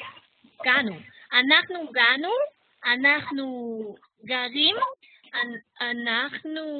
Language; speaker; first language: Hebrew; non-native, learner; German